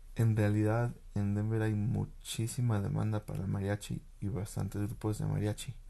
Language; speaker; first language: Spanish; early bilingual, heritage; Spanish